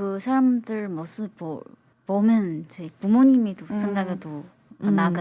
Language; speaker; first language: Korean; non-native, fluent; Japanese